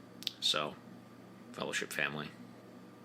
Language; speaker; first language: English; native; English